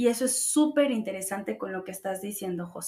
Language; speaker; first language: Spanish; native; Spanish